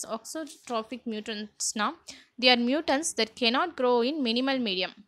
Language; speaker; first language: English; non-native, local second language; Tamil